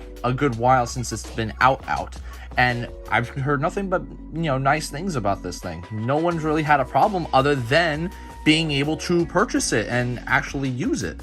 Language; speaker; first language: English; native; English